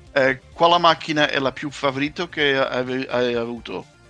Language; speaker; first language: Italian; early bilingual, heritage; Italian